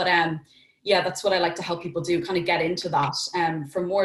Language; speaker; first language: English; native; English